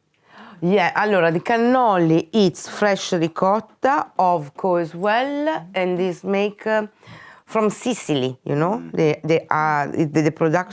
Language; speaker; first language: English; non-native, fluent; Italian